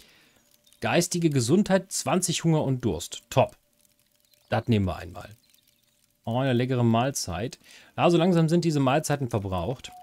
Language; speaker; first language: German; native; German